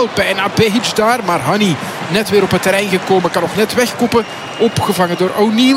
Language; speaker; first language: Dutch; native; Dutch